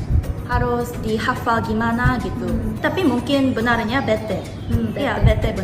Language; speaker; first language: Indonesian; non-native, fluent; Korean